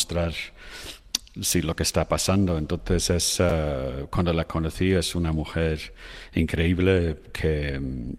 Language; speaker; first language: Spanish; non-native, fluent; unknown